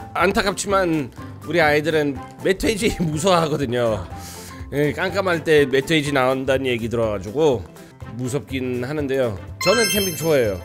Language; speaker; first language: Korean; non-native, fluent; English